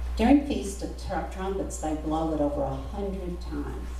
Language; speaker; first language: English; native; English